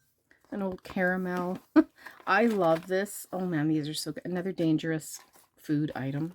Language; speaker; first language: English; native; English